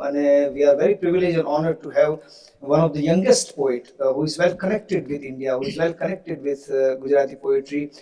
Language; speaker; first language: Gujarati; early bilingual, heritage; Gujarati